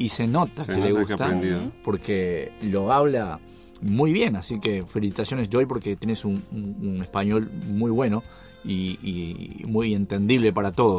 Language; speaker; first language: Spanish; native; Spanish